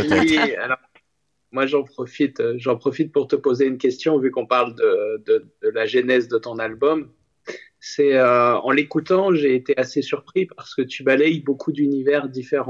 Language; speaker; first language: French; native; French